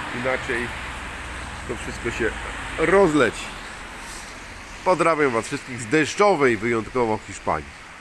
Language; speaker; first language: Polish; native; Polish